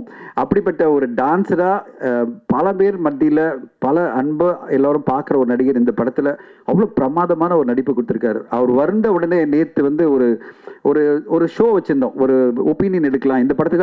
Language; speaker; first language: Tamil; native; Tamil